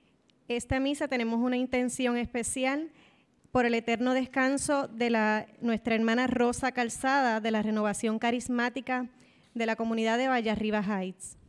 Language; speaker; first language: Spanish; native; Spanish